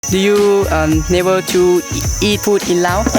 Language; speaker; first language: English; non-native, learner; Lao